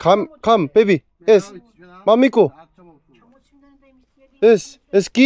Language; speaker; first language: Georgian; non-native, learner; Korean